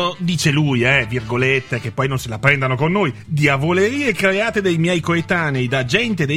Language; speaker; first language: Italian; native; Italian